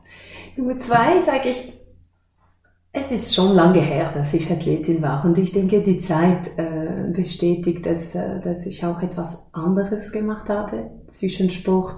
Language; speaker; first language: German; non-native, fluent; French